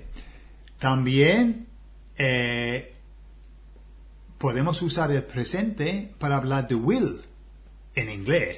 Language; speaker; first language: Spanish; non-native, fluent; English